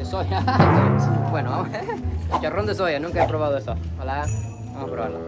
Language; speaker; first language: Spanish; non-native, fluent; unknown